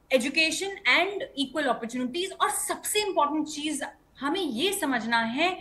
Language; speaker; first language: Hindi; non-native, local second language; Bangla